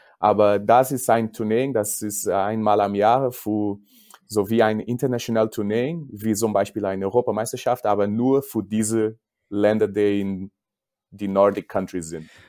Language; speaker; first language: German; non-native, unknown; Portuguese